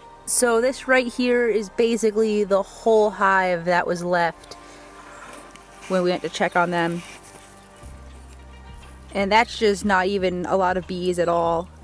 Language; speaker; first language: English; native; English